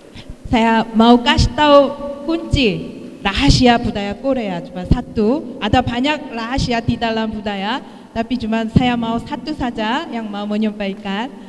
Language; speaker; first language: Indonesian; non-native, fluent; Korean